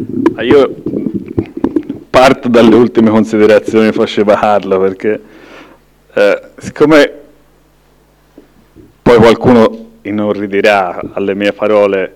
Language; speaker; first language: Italian; native; Italian